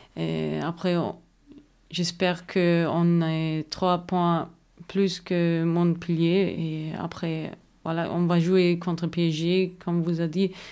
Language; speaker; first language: French; non-native, learner; German